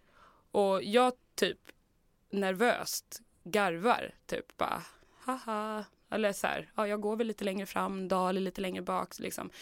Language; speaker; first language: Swedish; native; Swedish